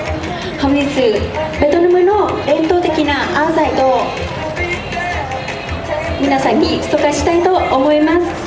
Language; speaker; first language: Japanese; non-native, learner; Vietnamese